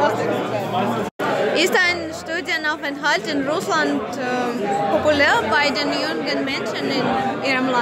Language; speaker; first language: German; non-native, fluent; Russian